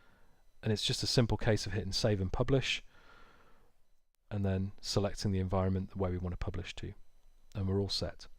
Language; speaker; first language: English; native; English